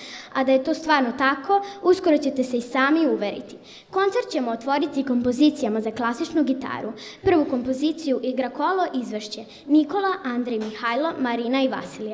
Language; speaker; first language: Serbian; native; Serbian